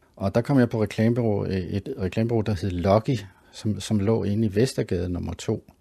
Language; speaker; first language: Danish; native; Danish